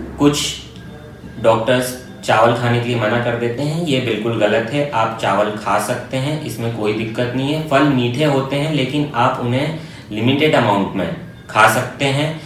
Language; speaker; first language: Hindi; native; Hindi